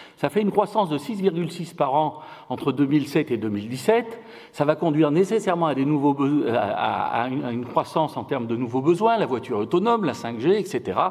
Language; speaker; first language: French; native; French